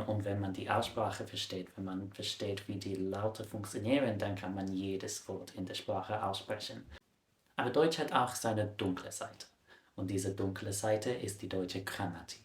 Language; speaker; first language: German; non-native, fluent; English